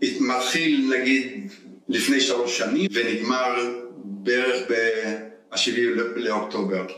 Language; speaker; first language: Hebrew; early bilingual, heritage; Hebrew